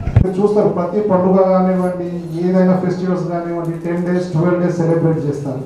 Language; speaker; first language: Telugu; native; Telugu